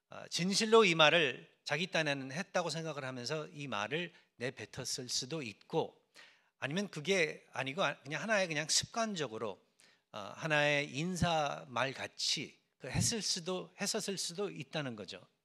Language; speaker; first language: Korean; native; Korean